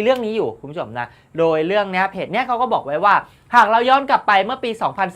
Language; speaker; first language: Thai; native; Thai